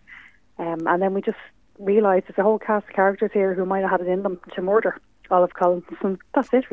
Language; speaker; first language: English; native; English